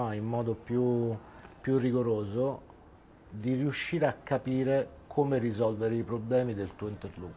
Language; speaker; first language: Italian; native; Italian